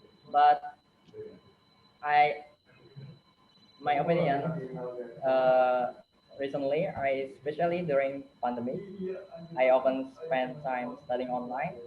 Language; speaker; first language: English; non-native, learner; Indonesian